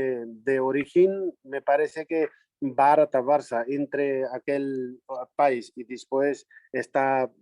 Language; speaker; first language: Spanish; non-native, learner; Nepali